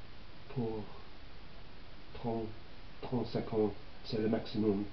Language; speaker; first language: French; non-native, learner; English